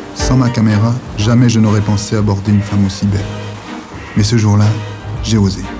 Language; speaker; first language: French; native; French